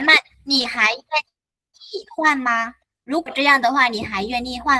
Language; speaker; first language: Chinese; non-native, fluent; Vietnamese